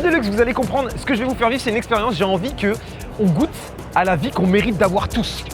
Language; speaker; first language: French; native; French